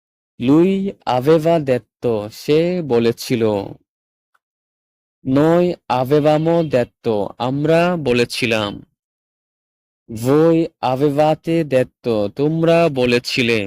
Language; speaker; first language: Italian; non-native, fluent; Bangla